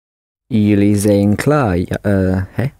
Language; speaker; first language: Dutch; non-native, learner; English